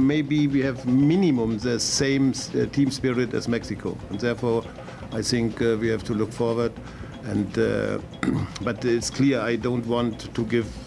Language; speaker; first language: English; non-native, fluent; German